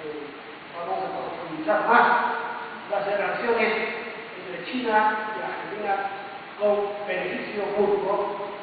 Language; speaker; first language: Spanish; non-native, fluent; Chinese